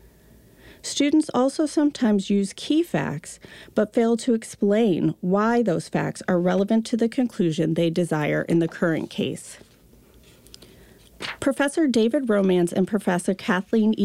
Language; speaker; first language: English; native; English